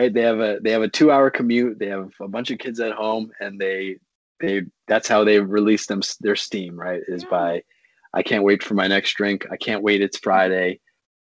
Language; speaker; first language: English; native; English